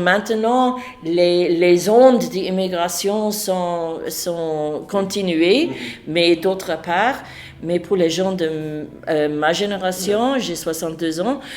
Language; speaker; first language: French; non-native, fluent; English